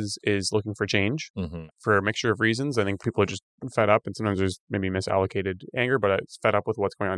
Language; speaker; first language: English; native; English